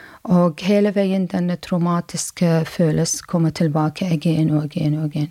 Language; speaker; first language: Norwegian; non-native, fluent; Arabic